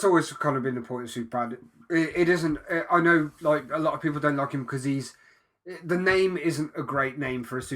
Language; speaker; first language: English; native; English